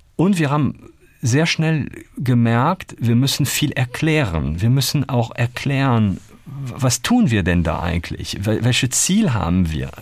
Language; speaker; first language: German; non-native, fluent; French